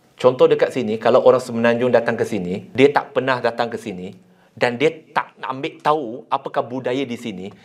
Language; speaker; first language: Malay; non-native, local second language; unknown